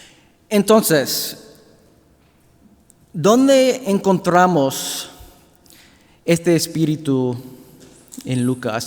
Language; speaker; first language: Spanish; non-native, fluent; English